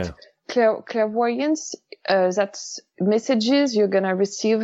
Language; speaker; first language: English; non-native, learner; French